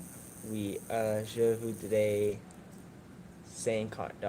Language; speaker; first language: French; non-native, learner; English